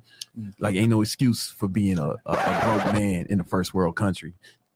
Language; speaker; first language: English; non-native, fluent; Italian